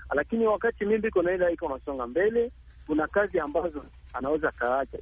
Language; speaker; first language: Swahili; native; Swahili